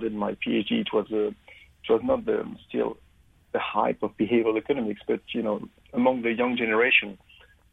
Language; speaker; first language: English; non-native, fluent; French